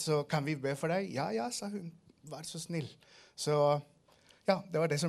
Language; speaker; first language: Norwegian; non-native, fluent; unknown